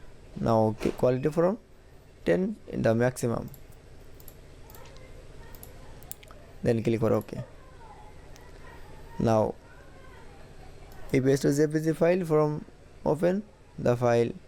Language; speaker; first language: English; non-native, learner; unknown